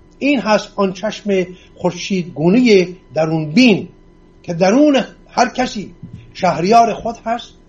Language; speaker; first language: Persian; non-native, local second language; Assyrian Neo-Aramaic